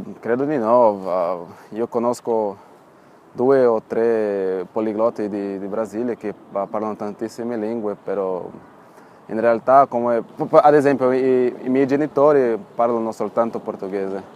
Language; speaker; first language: Italian; non-native, fluent; Portuguese